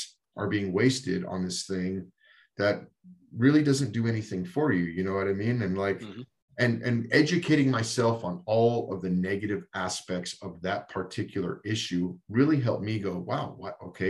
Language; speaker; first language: English; native; English